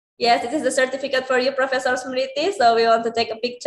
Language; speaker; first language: English; non-native, learner; Indonesian